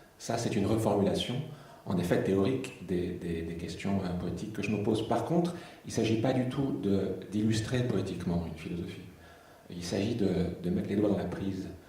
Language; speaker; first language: French; native; French